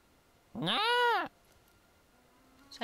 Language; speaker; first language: German; native; German